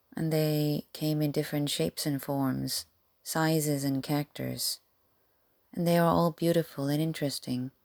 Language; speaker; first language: English; non-native, fluent; Korean